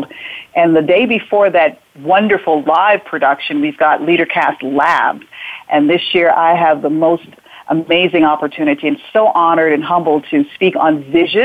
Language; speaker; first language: English; native; English